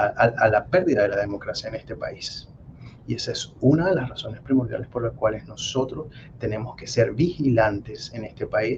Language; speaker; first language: Spanish; native; Spanish